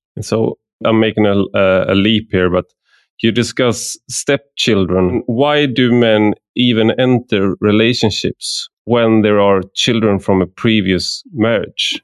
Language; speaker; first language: English; non-native, fluent; Swedish